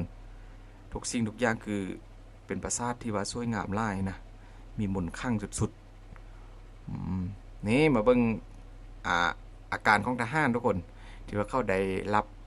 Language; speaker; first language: Thai; non-native, local second language; Northeastern Thai